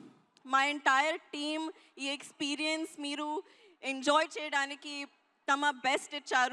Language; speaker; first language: Telugu; non-native, learner; Hindi